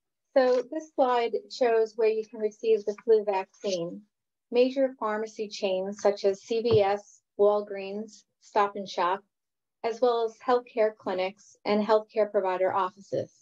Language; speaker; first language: English; native; English